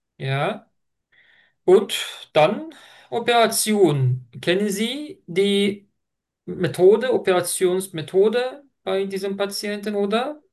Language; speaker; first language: German; non-native, fluent; Turkish